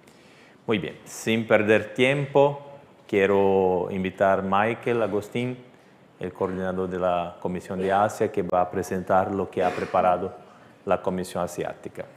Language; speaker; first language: Spanish; non-native, fluent; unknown